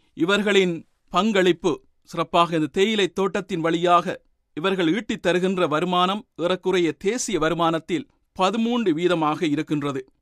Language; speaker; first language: Tamil; native; Tamil